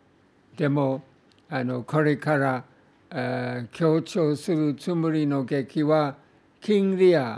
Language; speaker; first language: Japanese; non-native, fluent; English